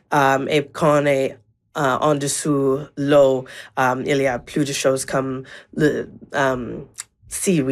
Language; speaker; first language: French; non-native, learner; English